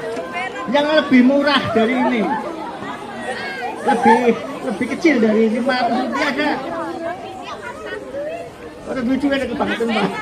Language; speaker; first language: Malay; non-native, local second language; Javanese